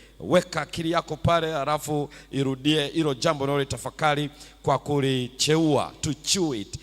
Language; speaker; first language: Swahili; native; Swahili